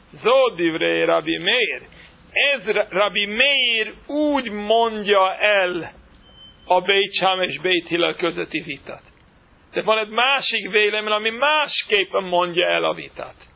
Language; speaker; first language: Hungarian; non-native, fluent; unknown